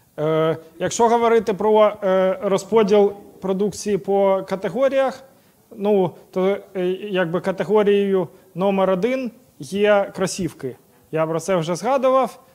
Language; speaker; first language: Ukrainian; non-native, local second language; Russian